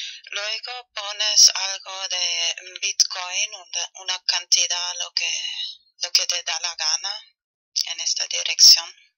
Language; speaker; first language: Spanish; non-native, fluent; German